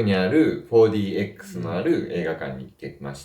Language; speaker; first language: Japanese; native; Japanese